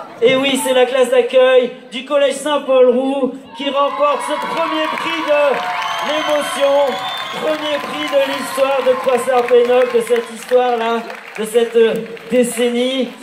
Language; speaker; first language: French; native; French